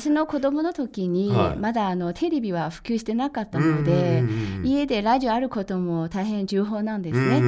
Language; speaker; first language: Japanese; non-native, fluent; Chinese